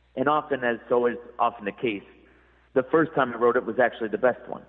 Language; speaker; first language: English; native; English